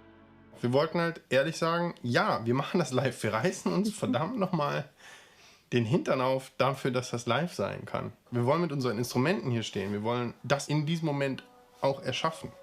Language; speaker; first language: German; native; German